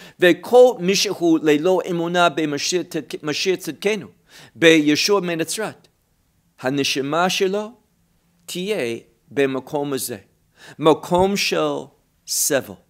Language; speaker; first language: Hebrew; non-native, fluent; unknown